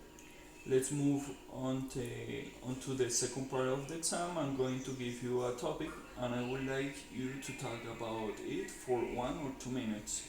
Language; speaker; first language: English; non-native, learner; Spanish